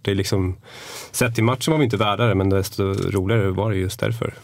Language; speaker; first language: Swedish; native; Swedish